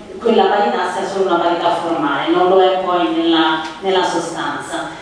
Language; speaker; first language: Italian; native; Italian